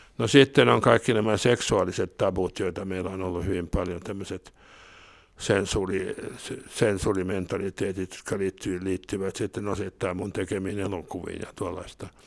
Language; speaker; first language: Finnish; non-native, local second language; Swedish